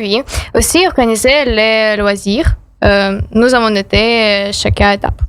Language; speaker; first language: French; non-native, learner; Ukrainian